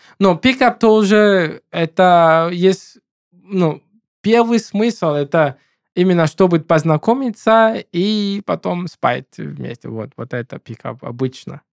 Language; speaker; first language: Russian; non-native, learner; English